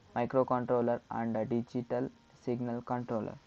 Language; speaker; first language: English; non-native, local second language; Kannada